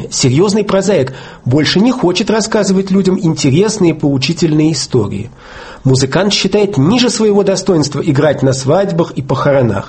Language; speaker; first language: Russian; native; Russian